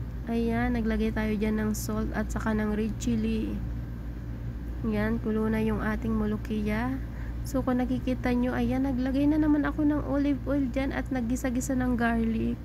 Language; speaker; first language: Filipino; native; Filipino